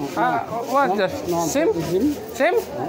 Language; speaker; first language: English; non-native, learner; Filipino